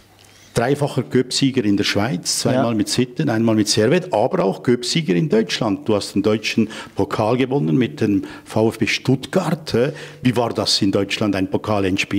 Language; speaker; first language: German; native; German